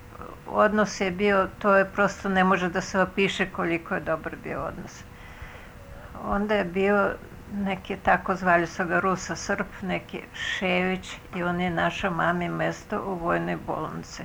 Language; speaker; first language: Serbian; early bilingual, other home language; Russian